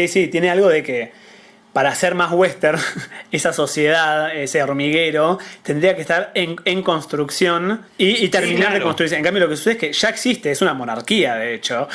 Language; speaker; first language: Spanish; native; Spanish